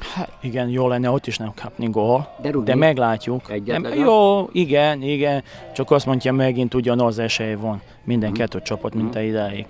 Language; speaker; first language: Hungarian; non-native, learner; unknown